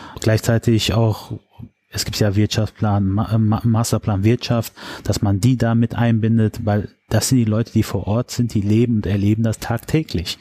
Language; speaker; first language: German; early bilingual, other home language; Turkish